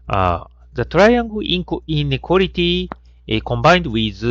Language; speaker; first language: English; non-native, fluent; Japanese